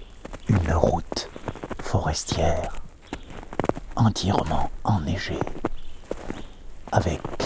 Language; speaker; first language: French; native; French